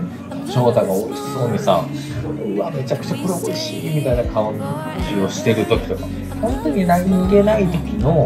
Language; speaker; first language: Japanese; native; Japanese